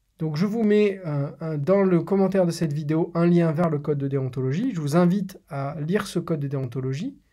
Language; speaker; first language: French; native; French